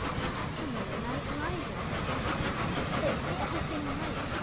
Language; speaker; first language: English; native; English